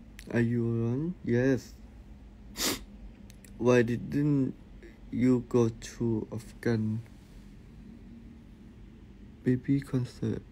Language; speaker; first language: English; non-native, learner; Thai